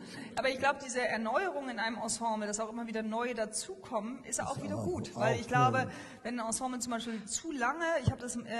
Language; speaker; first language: German; native; German